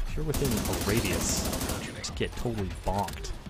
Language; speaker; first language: English; native; English